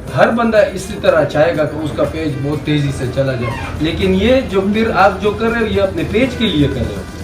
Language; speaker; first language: Urdu; non-native, local second language; Pashto